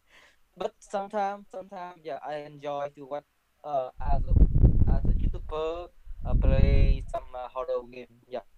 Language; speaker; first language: English; non-native, learner; Vietnamese